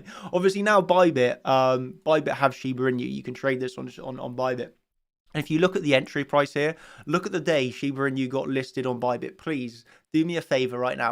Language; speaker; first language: English; native; English